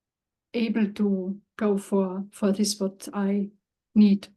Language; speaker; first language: English; non-native, learner; German